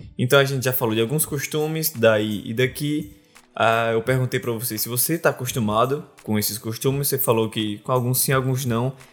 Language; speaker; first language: Portuguese; native; Portuguese